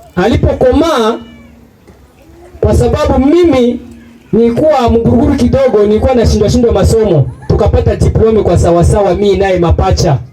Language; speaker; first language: Swahili; native; Swahili